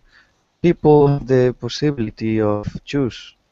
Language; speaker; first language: English; non-native, learner; Spanish